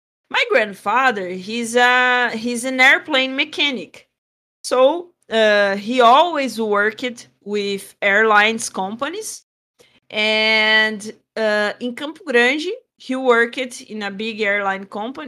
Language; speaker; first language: English; non-native, fluent; Portuguese